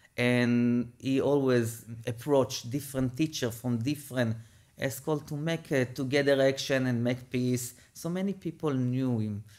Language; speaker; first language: English; non-native, fluent; Hebrew